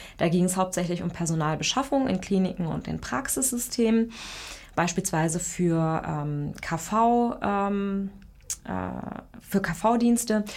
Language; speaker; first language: German; early bilingual, other home language; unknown